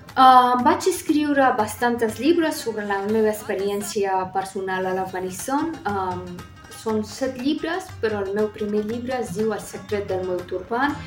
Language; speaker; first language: Catalan; non-native, fluent; Persian